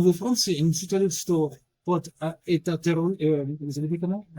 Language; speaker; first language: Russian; non-native, learner; French